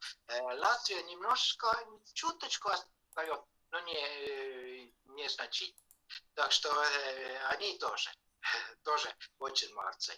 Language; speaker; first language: Russian; non-native, fluent; Estonian